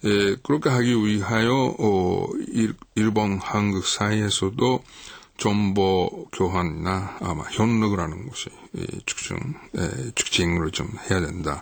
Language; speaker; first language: Korean; non-native, fluent; Japanese